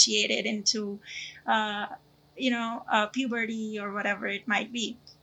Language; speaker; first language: English; non-native, local second language; Gujarati